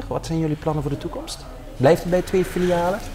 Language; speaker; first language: Dutch; native; Dutch